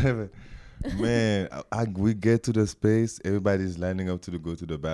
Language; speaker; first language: English; non-native, fluent; French